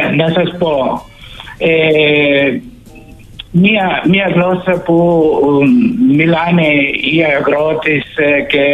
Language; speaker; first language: Greek; early bilingual, heritage; Greek